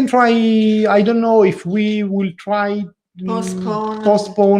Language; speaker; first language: English; non-native, learner; Italian